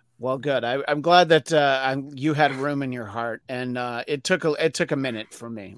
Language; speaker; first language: English; native; English